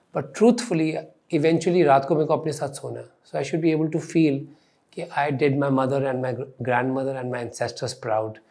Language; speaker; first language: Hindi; non-native, local second language; Punjabi